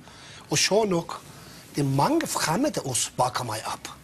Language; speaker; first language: Danish; non-native, fluent; Persian